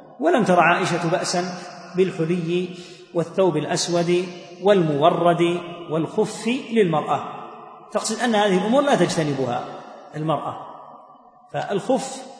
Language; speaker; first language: Arabic; native; Arabic